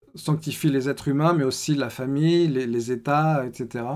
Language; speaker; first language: French; native; French